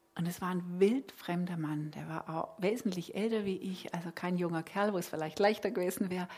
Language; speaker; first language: German; native; German